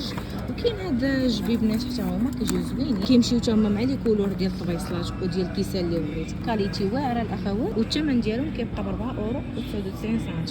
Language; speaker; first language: Arabic; native; Arabic